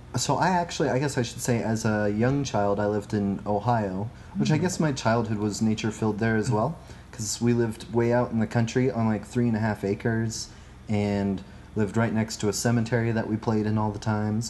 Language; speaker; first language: English; native; English